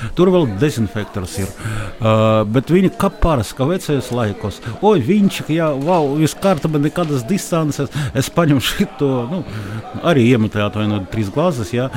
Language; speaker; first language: Latvian; non-native, local second language; Russian